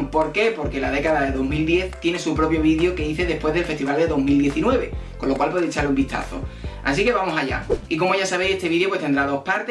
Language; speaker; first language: Spanish; native; Spanish